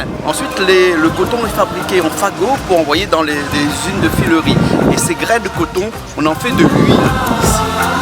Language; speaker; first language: French; native; French